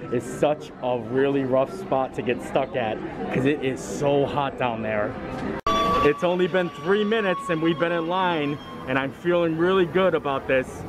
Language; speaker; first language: English; native; English